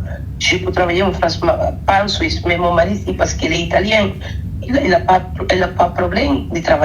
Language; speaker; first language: French; non-native, fluent; Spanish